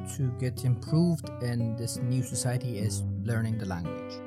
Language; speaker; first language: English; non-native, fluent; Persian